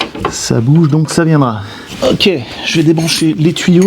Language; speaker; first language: French; native; French